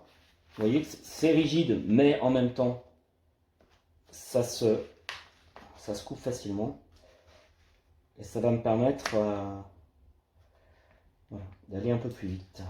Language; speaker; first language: French; native; French